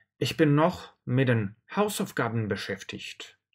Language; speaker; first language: German; non-native, fluent; Russian